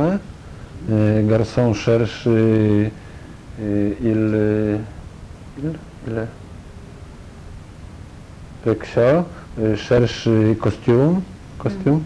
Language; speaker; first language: French; non-native, learner; Polish